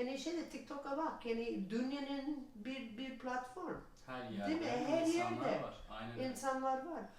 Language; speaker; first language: Turkish; non-native, learner; English